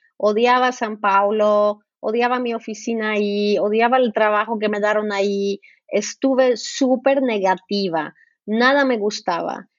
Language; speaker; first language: Spanish; non-native, fluent; Polish